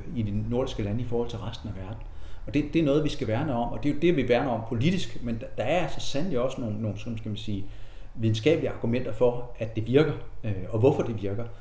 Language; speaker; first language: Danish; native; Danish